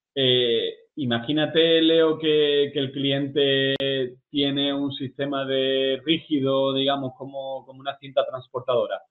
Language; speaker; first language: Spanish; native; Spanish